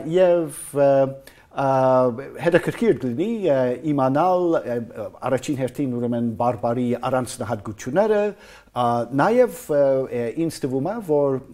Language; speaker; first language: Armenian; non-native, fluent; English